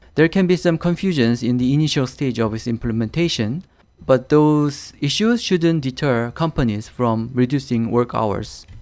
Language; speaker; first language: English; non-native, fluent; Korean